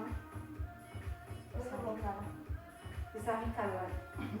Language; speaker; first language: French; native; French